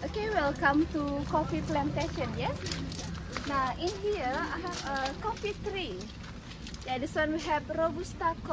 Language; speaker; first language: English; non-native, learner; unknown